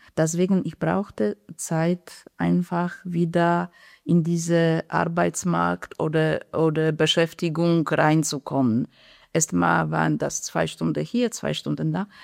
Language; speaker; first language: German; non-native, fluent; Polish